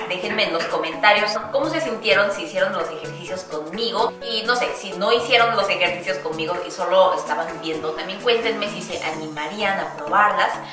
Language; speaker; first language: Spanish; non-native, fluent; Korean